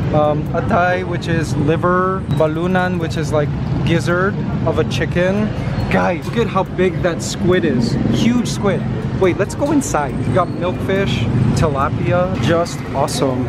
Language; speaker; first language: English; native; English